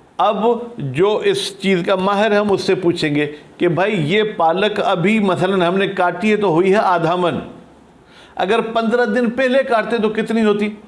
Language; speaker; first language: Urdu; non-native, local second language; Sindhi